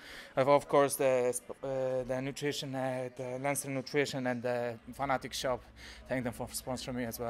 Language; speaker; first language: English; non-native, fluent; Polish